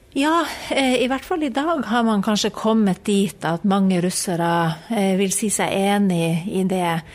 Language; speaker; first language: Norwegian; native; Norwegian